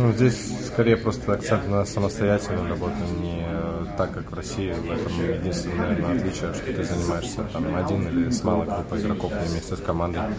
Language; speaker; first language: Russian; native; Russian